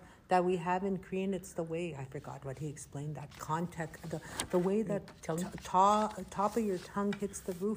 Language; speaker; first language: English; non-native, fluent; Cree